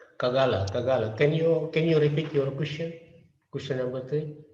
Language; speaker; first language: English; non-native, learner; Indonesian